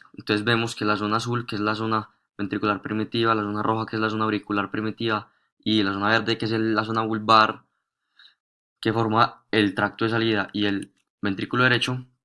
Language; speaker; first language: Spanish; native; Spanish